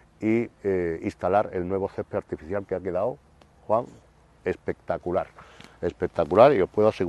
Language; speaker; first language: Spanish; native; Spanish